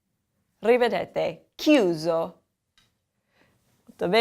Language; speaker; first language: Italian; non-native, fluent; English